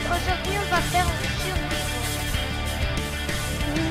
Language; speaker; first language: French; non-native, learner; English